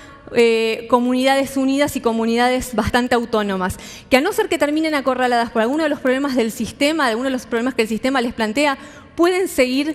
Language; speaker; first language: Spanish; native; Spanish